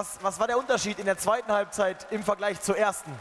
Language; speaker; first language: German; native; German